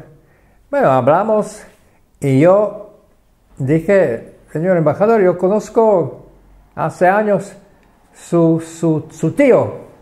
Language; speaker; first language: Spanish; non-native, fluent; Czech